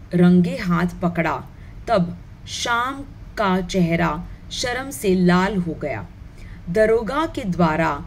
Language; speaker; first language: Hindi; non-native, local second language; Marathi